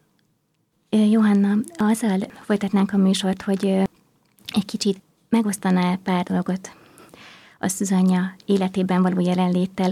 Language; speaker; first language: Hungarian; native; Hungarian